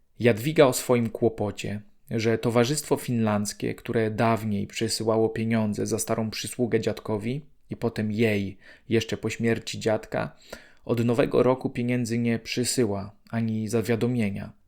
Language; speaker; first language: Polish; native; Polish